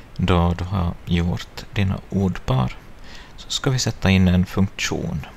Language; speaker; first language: Swedish; native; Swedish